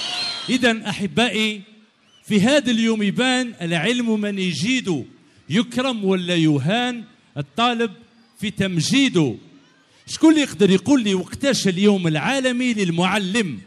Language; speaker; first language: Arabic; native; Arabic